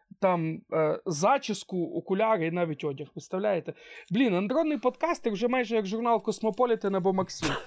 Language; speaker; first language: Ukrainian; non-native, local second language; Russian